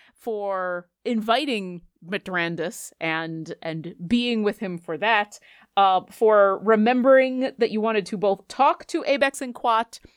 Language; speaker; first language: English; native; English